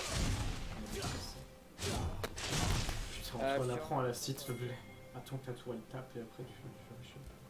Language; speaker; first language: French; native; French